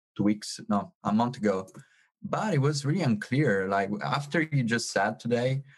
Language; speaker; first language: English; non-native, fluent; Italian